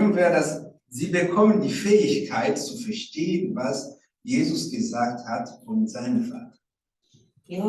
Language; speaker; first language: German; non-native, fluent; Rundi